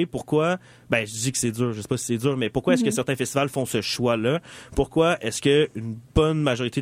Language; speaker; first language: French; native; French